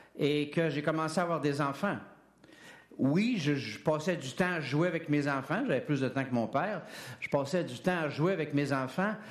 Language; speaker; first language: French; native; French